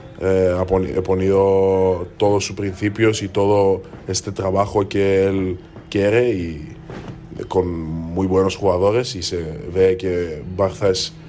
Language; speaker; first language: Spanish; non-native, learner; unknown